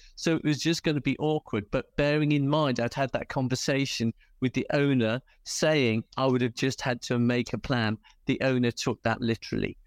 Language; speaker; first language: English; native; English